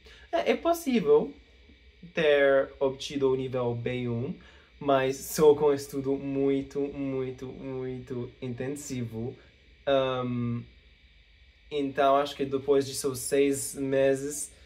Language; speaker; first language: Portuguese; non-native, fluent; English